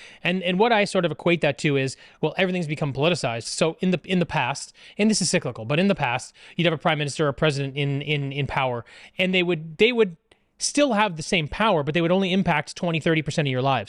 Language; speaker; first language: English; native; English